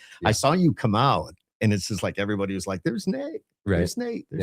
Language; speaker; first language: English; native; English